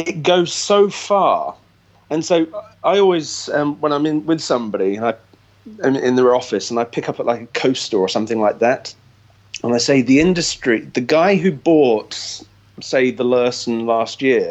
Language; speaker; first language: English; native; English